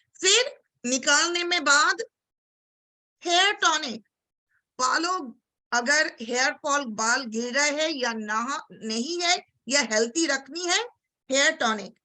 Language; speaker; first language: Hindi; non-native, local second language; Bangla